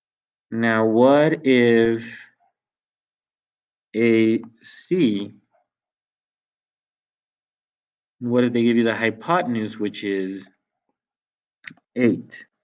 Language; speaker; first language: English; native; English